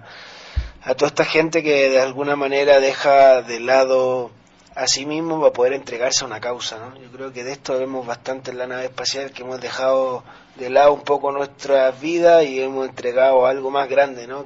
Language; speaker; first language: Spanish; native; Spanish